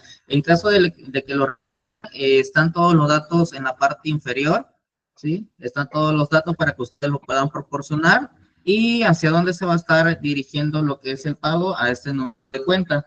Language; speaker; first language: Spanish; native; Spanish